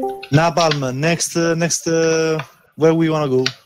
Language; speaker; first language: English; non-native, learner; Italian